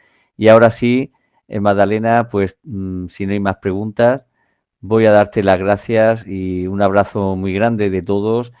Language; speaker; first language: Spanish; native; Spanish